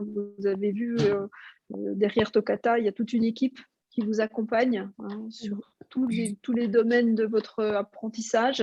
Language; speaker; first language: French; native; French